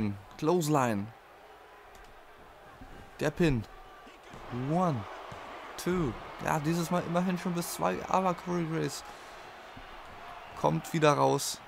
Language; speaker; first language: German; native; German